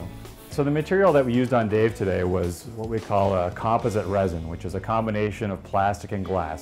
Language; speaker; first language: English; native; English